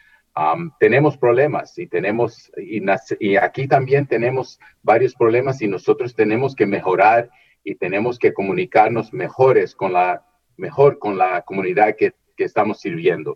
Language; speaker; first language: Spanish; early bilingual, heritage; Spanish